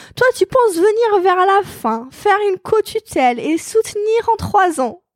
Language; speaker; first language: French; non-native, local second language; Arabic